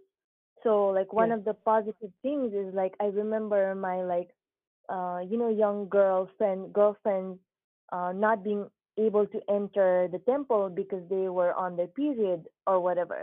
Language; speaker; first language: English; non-native, local second language; Nepali